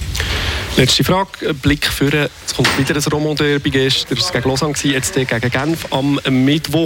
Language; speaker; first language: German; native; German